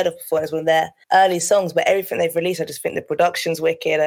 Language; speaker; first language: English; native; English